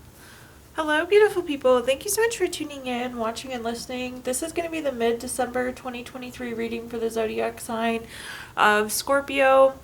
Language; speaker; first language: English; native; English